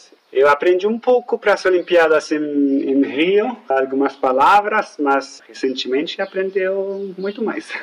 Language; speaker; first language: Portuguese; non-native, fluent; French